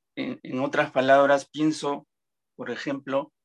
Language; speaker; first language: Spanish; native; Spanish